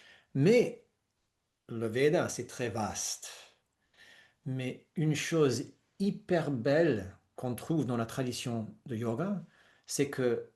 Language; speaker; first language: French; non-native, fluent; English